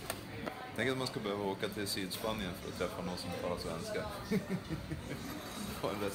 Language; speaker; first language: Swedish; native; Swedish